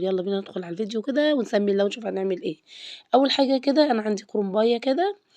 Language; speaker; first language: Arabic; native; Arabic